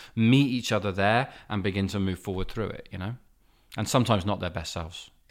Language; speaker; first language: English; native; English